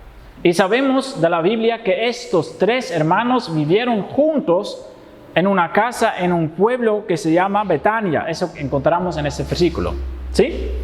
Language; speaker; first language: Spanish; non-native, fluent; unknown